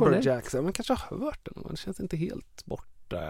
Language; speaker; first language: Swedish; native; Swedish